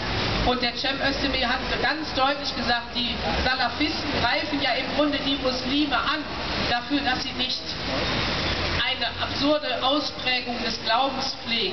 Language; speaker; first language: German; native; German